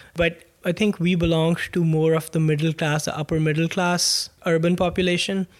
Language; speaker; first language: English; non-native, local second language; Punjabi